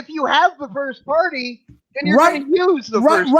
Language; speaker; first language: English; native; English